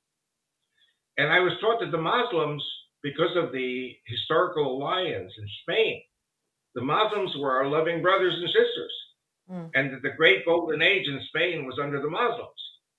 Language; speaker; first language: English; early bilingual, other home language; Spanish